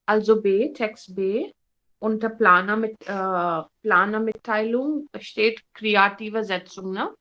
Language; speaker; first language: German; non-native, fluent; Hindi